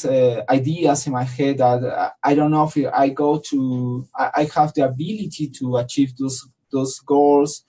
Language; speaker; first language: English; non-native, learner; Spanish